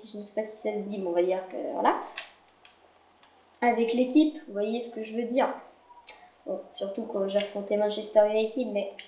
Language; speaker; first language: French; native; French